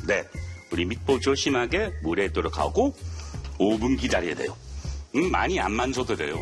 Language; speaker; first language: Korean; non-native, learner; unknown